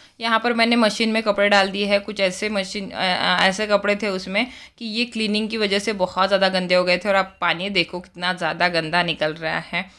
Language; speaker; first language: Hindi; native; Hindi